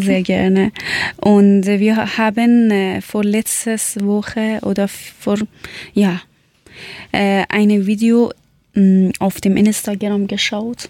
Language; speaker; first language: German; non-native, learner; Persian